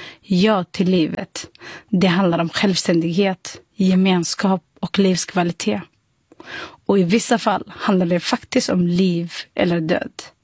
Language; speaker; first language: Swedish; non-native, fluent; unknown